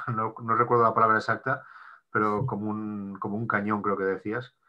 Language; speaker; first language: Spanish; non-native, local second language; Catalan